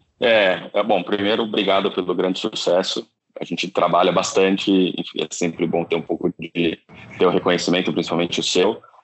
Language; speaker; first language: Portuguese; native; Portuguese